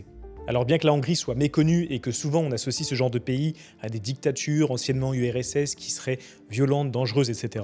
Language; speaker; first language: French; native; French